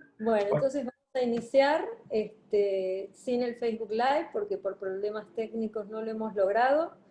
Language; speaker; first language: Spanish; native; Spanish